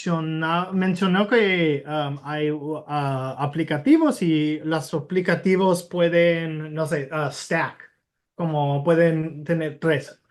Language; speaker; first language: Spanish; non-native, learner; English